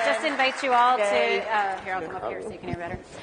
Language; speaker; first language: English; native; English